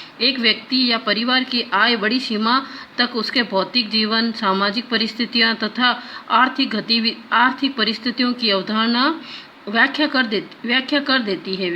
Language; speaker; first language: Hindi; native; Hindi